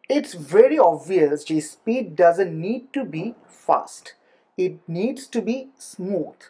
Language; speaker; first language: English; non-native, local second language; Bangla